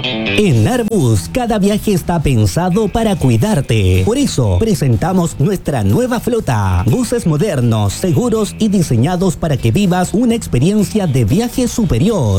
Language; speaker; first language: Spanish; native; Spanish